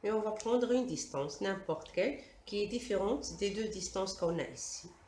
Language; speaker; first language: French; non-native, local second language; Arabic